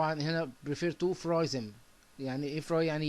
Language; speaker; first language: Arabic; native; Arabic